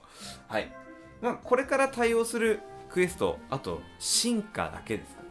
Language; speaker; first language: Japanese; native; Japanese